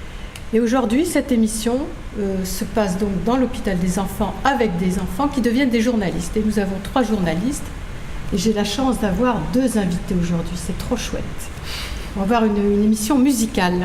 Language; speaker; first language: French; native; French